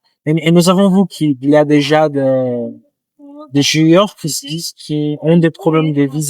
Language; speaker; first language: French; non-native, learner; Portuguese